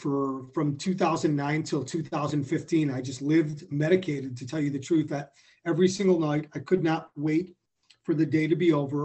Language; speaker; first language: English; native; English